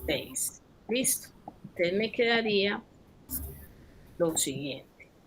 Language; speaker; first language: Spanish; native; Spanish